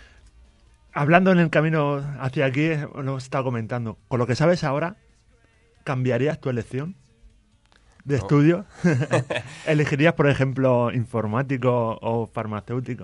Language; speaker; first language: Spanish; native; Spanish